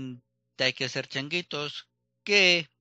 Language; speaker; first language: Spanish; native; Spanish